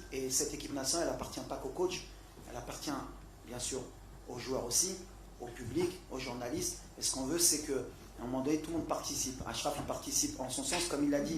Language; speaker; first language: French; native; French